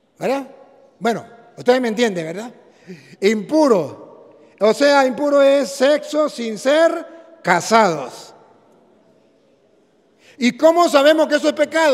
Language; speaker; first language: Spanish; native; Spanish